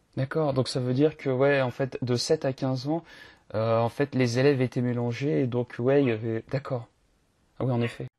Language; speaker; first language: French; native; French